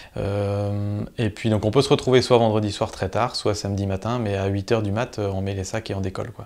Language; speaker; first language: French; native; French